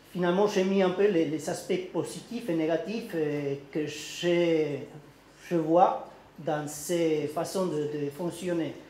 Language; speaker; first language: French; non-native, learner; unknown